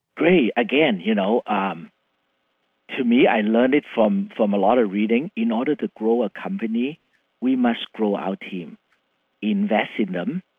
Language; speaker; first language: English; non-native, fluent; Vietnamese